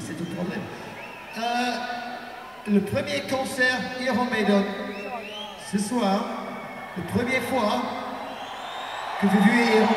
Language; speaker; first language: French; non-native, learner; English